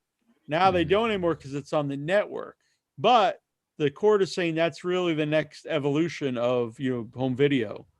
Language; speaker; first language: English; native; English